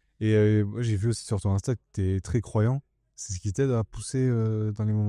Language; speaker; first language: French; native; French